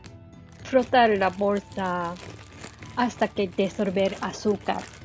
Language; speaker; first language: Spanish; non-native, learner; Japanese